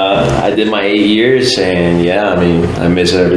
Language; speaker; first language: English; native; English